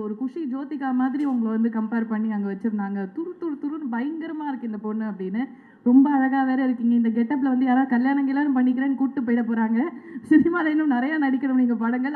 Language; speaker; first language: Tamil; native; Tamil